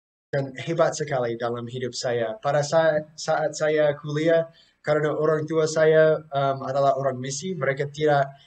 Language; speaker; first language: Indonesian; non-native, fluent; English